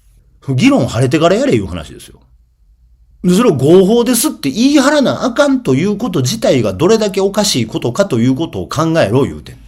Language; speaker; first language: Japanese; native; Japanese